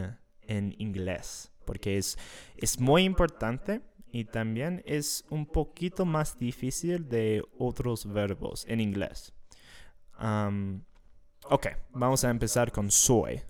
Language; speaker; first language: Spanish; non-native, fluent; English